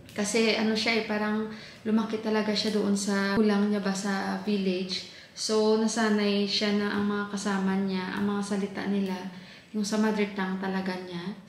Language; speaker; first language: Filipino; non-native, local second language; Hiligaynon